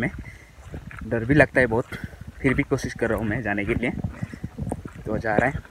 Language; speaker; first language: Hindi; non-native, local second language; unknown